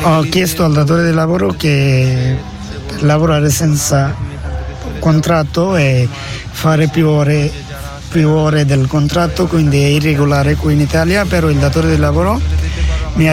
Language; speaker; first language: Italian; non-native, learner; Bangla